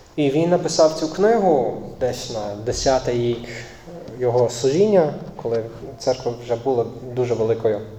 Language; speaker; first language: Ukrainian; non-native, fluent; English